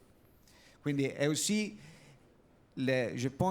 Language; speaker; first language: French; non-native, learner; Italian